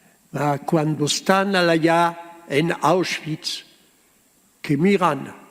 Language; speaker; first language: Spanish; early bilingual, heritage; French